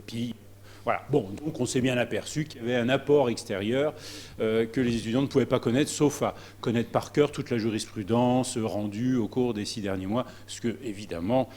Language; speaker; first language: French; native; French